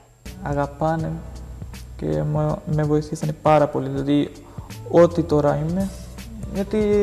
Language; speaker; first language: Greek; non-native, learner; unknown